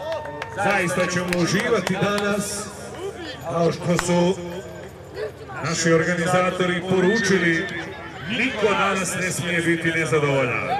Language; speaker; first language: Serbian; native; Serbian